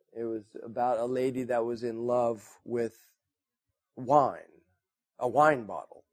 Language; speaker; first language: English; native; English